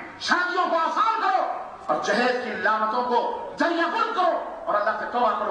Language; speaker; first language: Urdu; native; Urdu